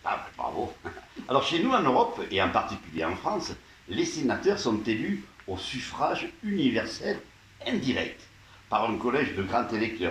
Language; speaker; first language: French; native; French